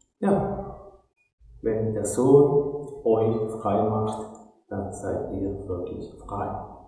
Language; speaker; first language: German; non-native, fluent; Turkish